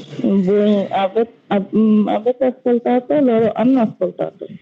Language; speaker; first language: Italian; non-native, learner; Bangla